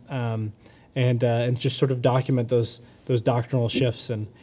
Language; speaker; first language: English; native; English